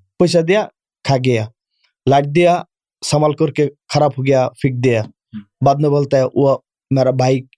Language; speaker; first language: Urdu; non-native, learner; Bangla